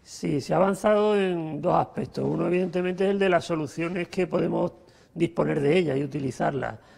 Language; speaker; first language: Spanish; native; Spanish